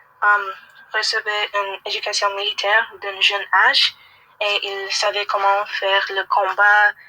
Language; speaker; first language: French; non-native, learner; English